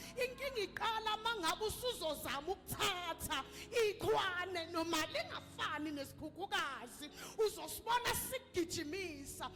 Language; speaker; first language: Zulu; native; Zulu